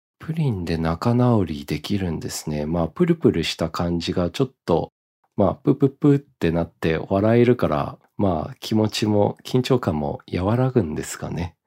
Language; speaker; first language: Japanese; early bilingual, heritage; Japanese